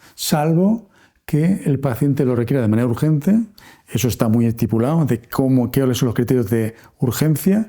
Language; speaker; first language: Spanish; native; Spanish